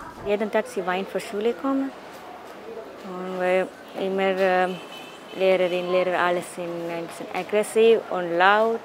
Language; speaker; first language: German; non-native, learner; Tamil